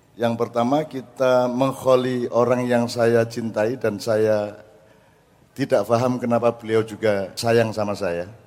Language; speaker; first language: Indonesian; non-native, local second language; Madurese